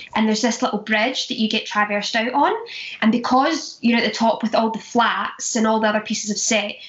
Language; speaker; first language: English; native; English